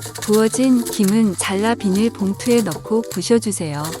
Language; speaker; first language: Korean; native; Korean